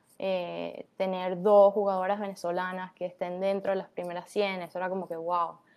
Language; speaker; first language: Spanish; native; Spanish